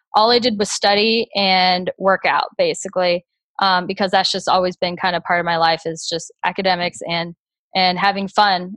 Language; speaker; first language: English; native; English